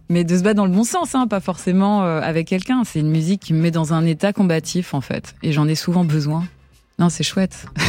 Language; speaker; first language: French; early bilingual, heritage; French